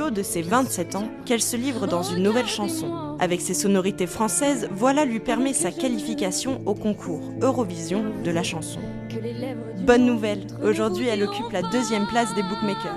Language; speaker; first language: French; native; French